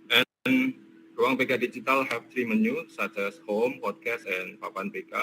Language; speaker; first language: English; non-native, learner; Indonesian